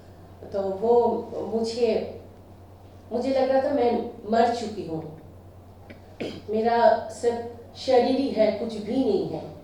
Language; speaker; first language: Hindi; non-native, local second language; Bangla